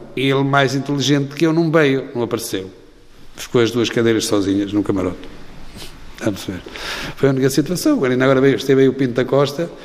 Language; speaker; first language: Portuguese; native; Portuguese